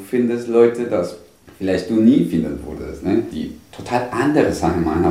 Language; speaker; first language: German; non-native, fluent; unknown